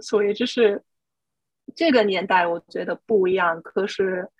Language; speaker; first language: Chinese; non-native, fluent; English